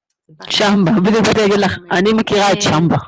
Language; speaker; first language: Hebrew; native; Hebrew